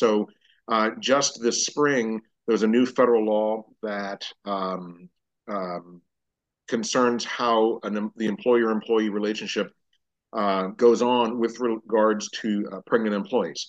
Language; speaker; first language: English; native; English